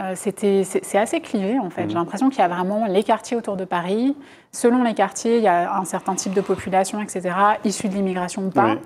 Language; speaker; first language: French; native; French